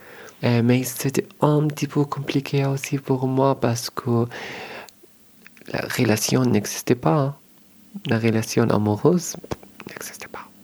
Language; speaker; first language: French; non-native, learner; Arabic